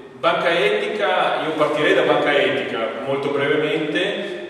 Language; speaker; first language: Italian; native; Italian